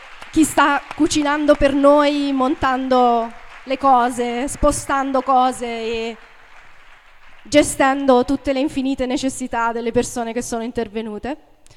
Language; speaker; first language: Italian; native; Italian